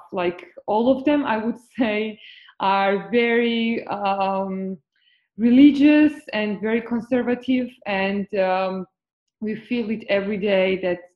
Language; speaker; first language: English; non-native, fluent; Georgian